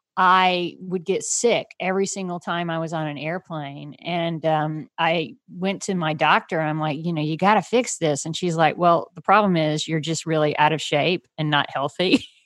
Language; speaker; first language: English; native; English